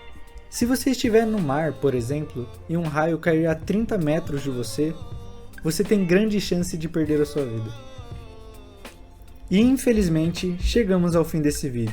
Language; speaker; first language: Portuguese; native; Portuguese